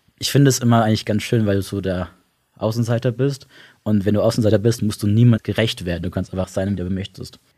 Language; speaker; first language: German; early bilingual, other home language; Italian